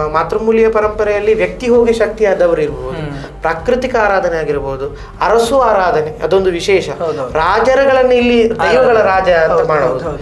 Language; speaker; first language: Kannada; non-native, local second language; Tulu